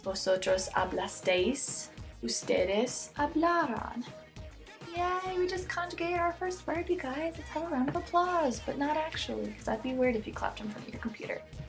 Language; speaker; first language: English; native; English